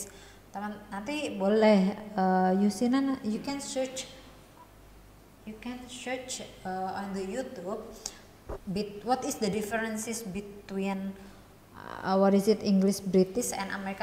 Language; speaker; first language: English; non-native, learner; Indonesian